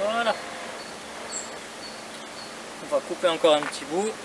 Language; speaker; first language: French; native; French